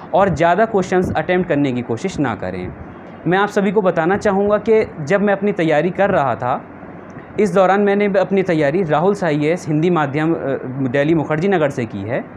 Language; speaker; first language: Hindi; native; Hindi